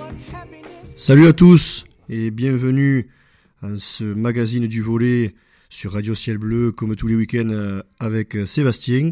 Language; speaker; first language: French; native; French